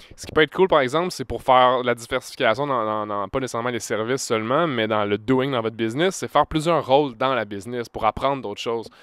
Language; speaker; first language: French; native; French